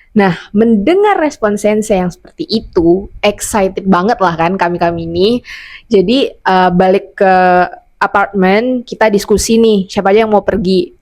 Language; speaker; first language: Indonesian; native; Indonesian